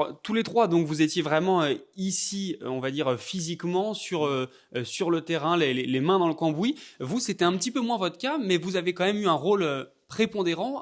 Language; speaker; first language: French; native; French